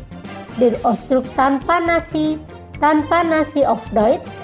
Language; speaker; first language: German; non-native, fluent; Indonesian